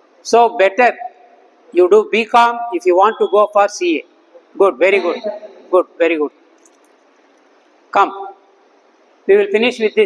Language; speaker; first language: English; non-native, local second language; Tamil